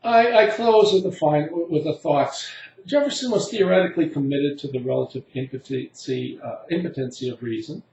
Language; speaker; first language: English; native; English